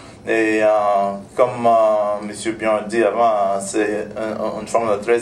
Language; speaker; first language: French; non-native, local second language; English